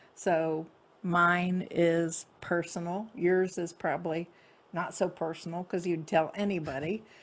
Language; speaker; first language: English; native; English